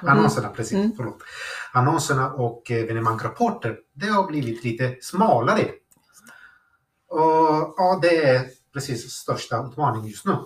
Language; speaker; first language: Swedish; non-native, fluent; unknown